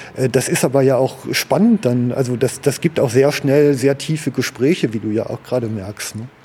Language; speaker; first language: German; native; German